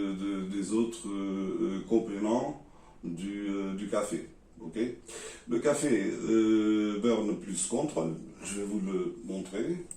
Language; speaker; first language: French; non-native, learner; Portuguese